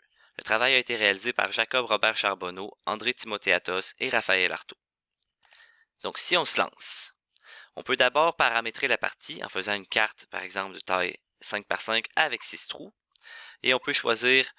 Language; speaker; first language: French; native; French